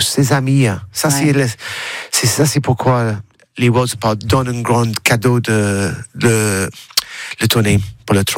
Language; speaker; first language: French; non-native, learner; English